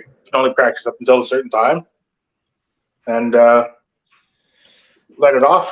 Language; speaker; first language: English; native; English